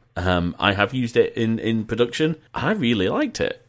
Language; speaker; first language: English; native; English